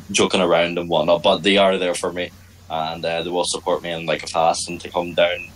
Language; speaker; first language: English; native; English